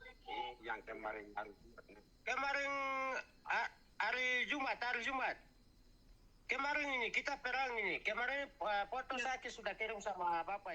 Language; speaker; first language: Indonesian; non-native, local second language; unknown